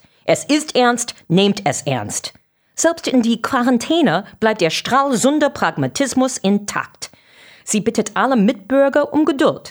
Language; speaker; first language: German; non-native, fluent; English